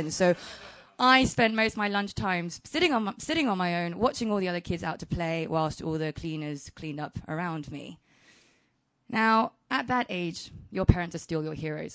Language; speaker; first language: English; early bilingual, other home language; Chinese